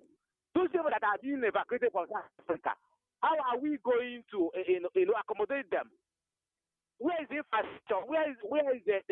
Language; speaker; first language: English; non-native, local second language; Igbo